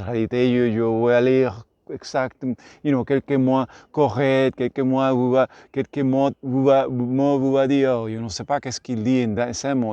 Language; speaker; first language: French; non-native, learner; Spanish